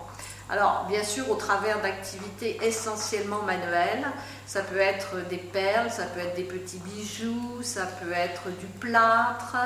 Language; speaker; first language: French; native; French